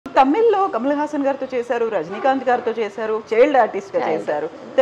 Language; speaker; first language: Telugu; native; Telugu